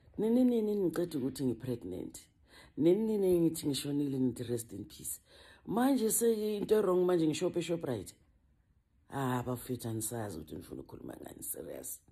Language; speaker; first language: Zulu; native; Zulu